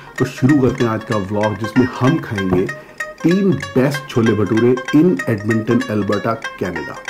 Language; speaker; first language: Hindi; native; Hindi